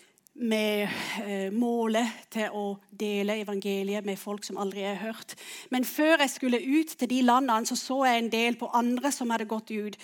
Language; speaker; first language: Norwegian; non-native, fluent; English